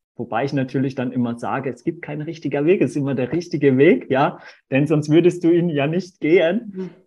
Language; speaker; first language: German; early bilingual, other home language; Portuguese